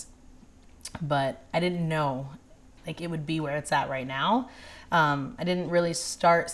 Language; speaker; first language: English; native; English